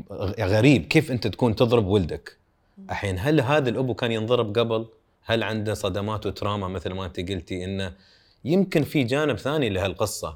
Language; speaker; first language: Arabic; native; Arabic